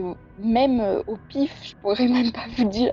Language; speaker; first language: French; native; French